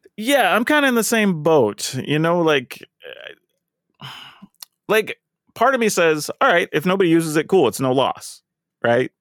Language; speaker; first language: English; native; English